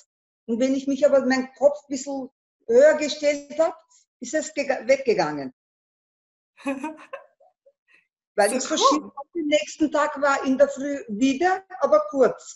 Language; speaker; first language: German; non-native, learner; Turkish